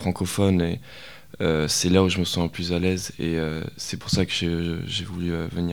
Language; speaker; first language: French; non-native, fluent; Greek